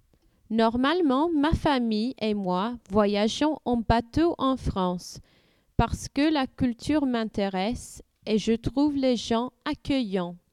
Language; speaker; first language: French; non-native, learner; English